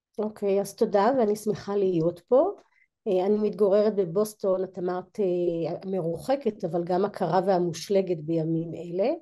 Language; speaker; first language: Hebrew; native; Hebrew